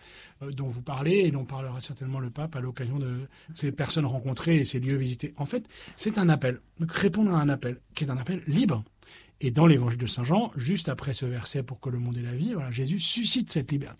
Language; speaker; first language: French; native; French